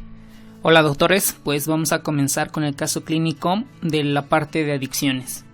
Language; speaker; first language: Spanish; native; Spanish